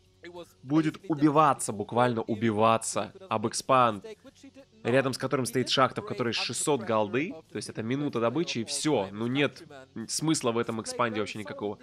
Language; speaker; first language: Russian; native; Russian